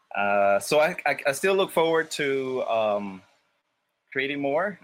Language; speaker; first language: English; non-native, fluent; Spanish